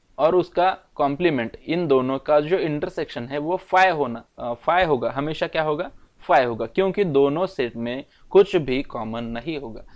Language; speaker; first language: Hindi; non-native, local second language; Marathi